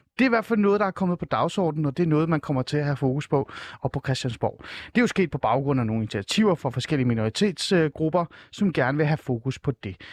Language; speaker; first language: Danish; early bilingual, other home language; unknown